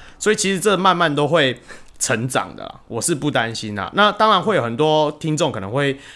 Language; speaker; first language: Chinese; native; Chinese